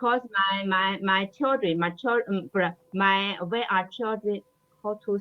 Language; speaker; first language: English; non-native, learner; Chinese